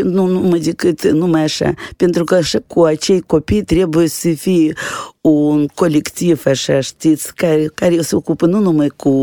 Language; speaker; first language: Romanian; non-native, local second language; Russian